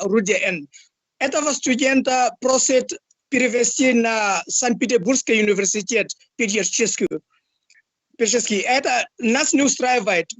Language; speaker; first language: Russian; non-native, fluent; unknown